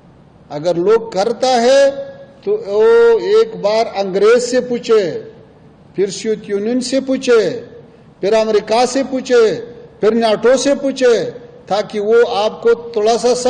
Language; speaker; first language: Hindi; non-native, fluent; Pashto